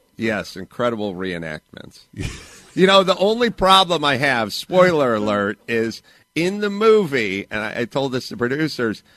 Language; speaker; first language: English; native; English